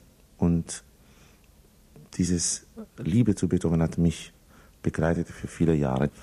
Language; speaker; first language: German; non-native, fluent; Italian